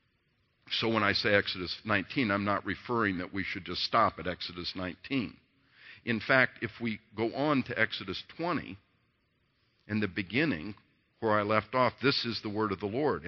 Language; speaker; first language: English; native; English